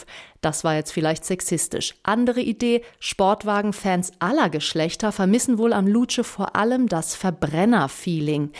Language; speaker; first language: German; native; German